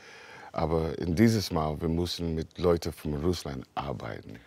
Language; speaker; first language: German; non-native, learner; English